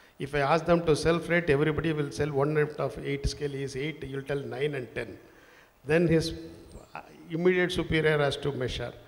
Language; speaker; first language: English; non-native, local second language; Tamil